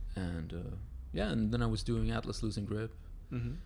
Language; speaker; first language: English; non-native, fluent; Spanish